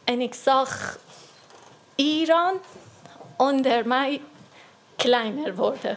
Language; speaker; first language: Dutch; non-native, learner; Persian